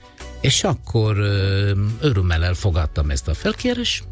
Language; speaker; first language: Hungarian; non-native, fluent; Italian